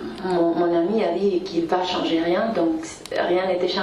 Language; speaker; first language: French; non-native, fluent; Spanish